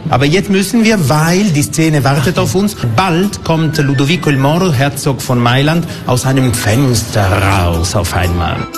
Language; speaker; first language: German; non-native, local second language; Italian